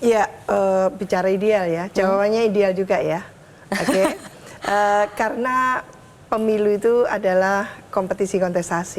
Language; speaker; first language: Indonesian; native; Indonesian